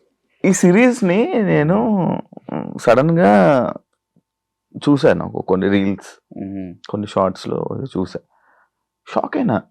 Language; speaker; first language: Telugu; native; Telugu